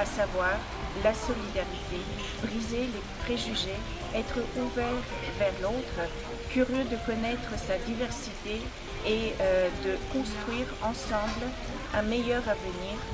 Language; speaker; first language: French; non-native, fluent; Bulgarian